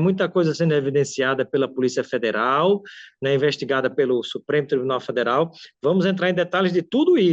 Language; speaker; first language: Portuguese; native; Portuguese